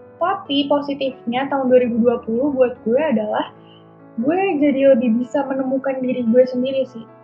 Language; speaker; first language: Indonesian; native; Indonesian